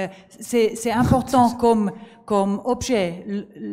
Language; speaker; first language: French; non-native, learner; German